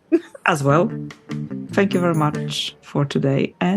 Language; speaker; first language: English; non-native, fluent; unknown